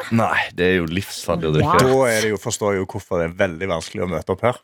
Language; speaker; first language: Norwegian; native; Norwegian